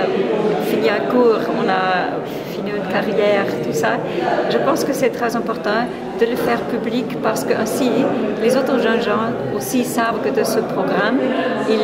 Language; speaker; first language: French; non-native, fluent; Spanish